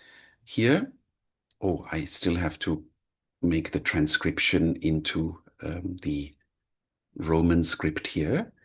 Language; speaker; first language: English; non-native, fluent; German